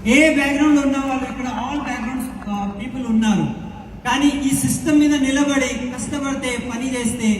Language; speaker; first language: Telugu; non-native, local second language; Hindi